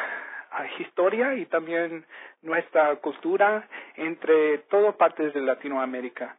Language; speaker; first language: Spanish; early bilingual, heritage; Spanish